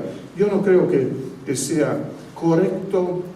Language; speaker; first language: Spanish; non-native, fluent; Italian